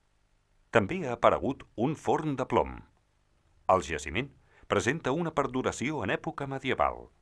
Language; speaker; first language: Catalan; native; Catalan